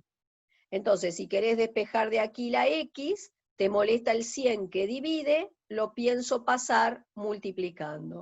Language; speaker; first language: Spanish; native; Spanish